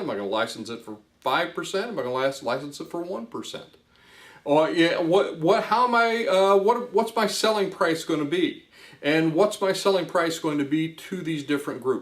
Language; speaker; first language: English; native; English